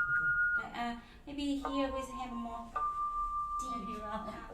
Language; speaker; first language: English; non-native, learner; Vietnamese